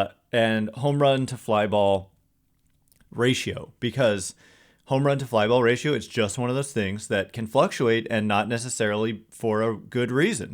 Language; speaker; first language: English; native; English